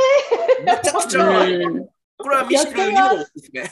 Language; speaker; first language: Japanese; native; Japanese